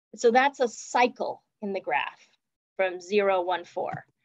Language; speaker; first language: English; native; English